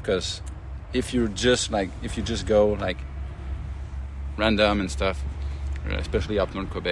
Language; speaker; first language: English; non-native, fluent; French